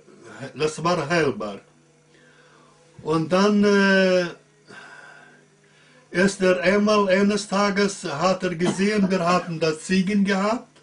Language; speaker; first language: German; early bilingual, heritage; German